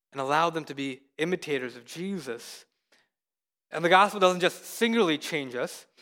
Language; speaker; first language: English; early bilingual, other home language; Hindi